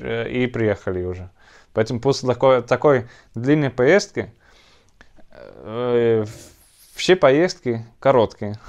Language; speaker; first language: Russian; non-native, learner; Dutch